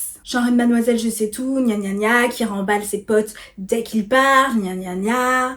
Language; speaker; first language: French; native; French